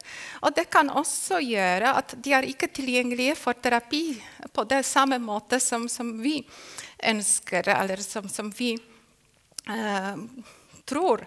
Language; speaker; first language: Norwegian; non-native, fluent; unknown